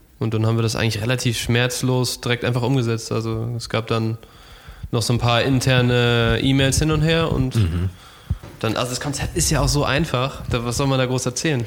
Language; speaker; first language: German; native; German